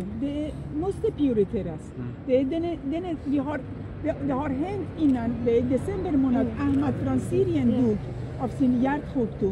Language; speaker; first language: Swedish; non-native, fluent; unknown